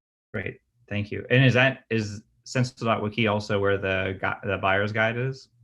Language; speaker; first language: English; native; English